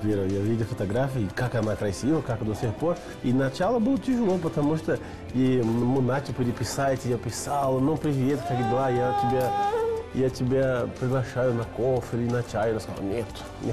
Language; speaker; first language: Russian; non-native, learner; Portuguese